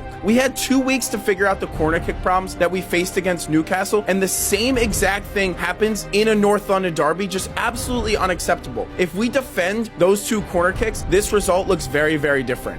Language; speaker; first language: English; native; English